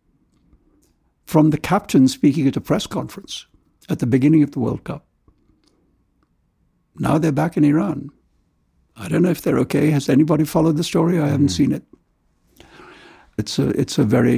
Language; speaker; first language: English; non-native, local second language; Urdu